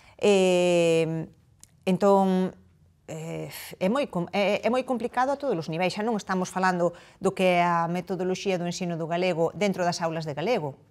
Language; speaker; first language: Galician; native; Galician